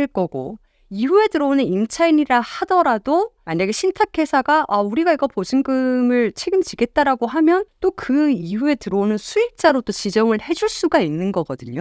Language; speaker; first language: Korean; native; Korean